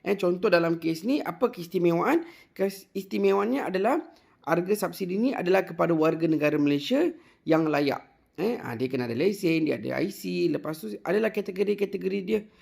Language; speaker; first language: Malay; non-native, local second language; Tamil